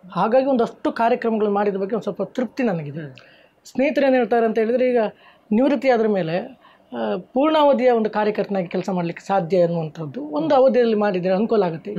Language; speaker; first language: Kannada; native; Kannada